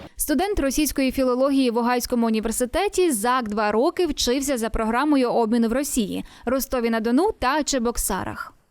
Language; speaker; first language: Ukrainian; native; Ukrainian